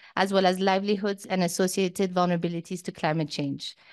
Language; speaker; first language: English; early bilingual, other home language; Persian